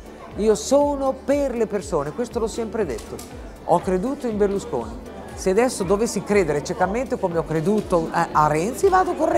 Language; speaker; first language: Italian; native; Italian